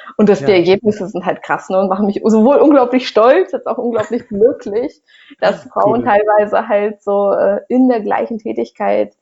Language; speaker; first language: German; non-native, fluent; Russian